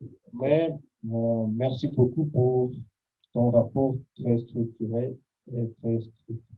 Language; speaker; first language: French; non-native, fluent; Russian